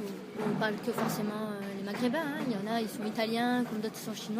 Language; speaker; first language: French; native; French